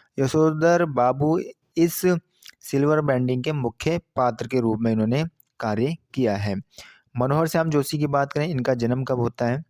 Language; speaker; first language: Hindi; native; Hindi